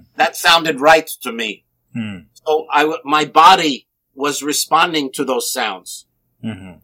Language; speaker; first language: English; native; English